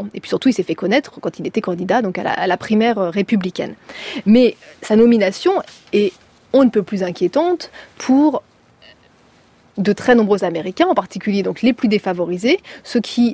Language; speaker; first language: French; native; French